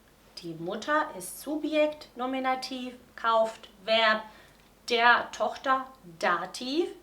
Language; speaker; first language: German; non-native, fluent; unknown